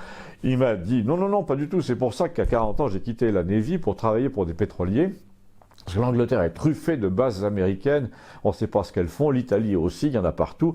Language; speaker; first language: French; native; French